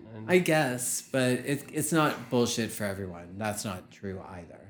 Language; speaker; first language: English; native; English